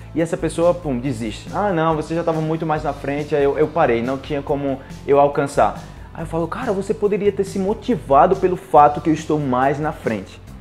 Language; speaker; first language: Portuguese; native; Portuguese